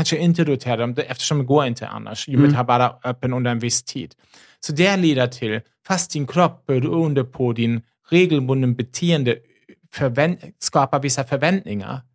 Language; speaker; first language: Swedish; non-native, fluent; German